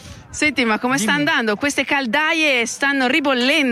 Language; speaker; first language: Italian; native; Italian